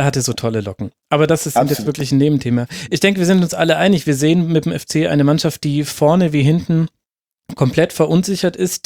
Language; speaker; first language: German; native; German